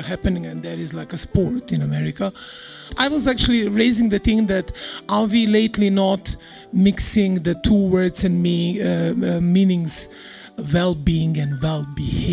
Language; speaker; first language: English; non-native, fluent; Serbian